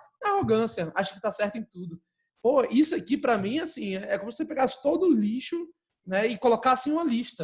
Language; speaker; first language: Portuguese; native; Portuguese